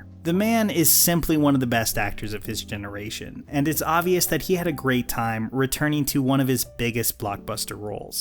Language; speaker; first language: English; native; English